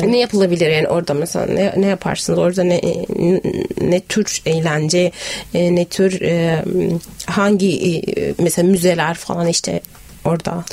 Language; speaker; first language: Turkish; non-native, fluent; Arabic